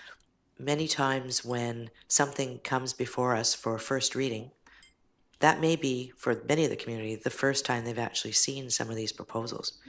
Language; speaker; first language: English; native; English